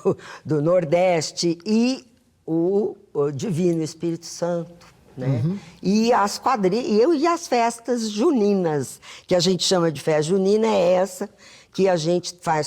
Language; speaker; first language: Portuguese; native; Portuguese